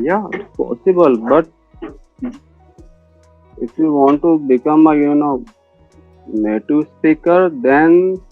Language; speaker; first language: English; non-native, learner; Hindi